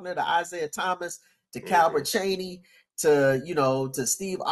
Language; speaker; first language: English; native; English